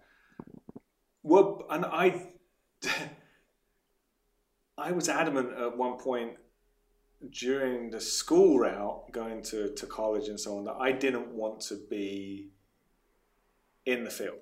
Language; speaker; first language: English; native; English